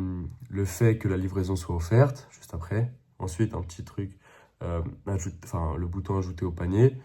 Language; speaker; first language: French; native; French